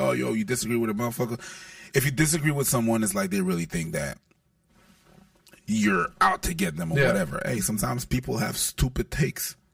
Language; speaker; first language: English; non-native, fluent; French